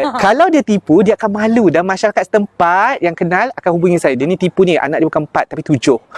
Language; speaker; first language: Malay; native; Malay